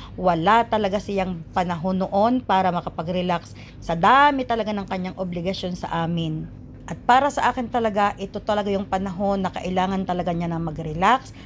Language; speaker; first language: Filipino; native; Filipino